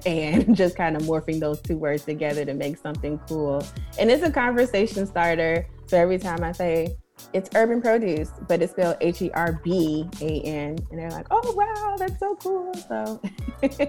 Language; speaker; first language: English; native; English